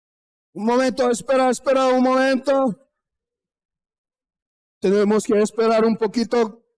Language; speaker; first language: Spanish; non-native, learner; French